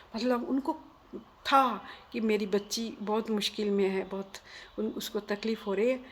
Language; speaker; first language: Hindi; non-native, local second language; Bangla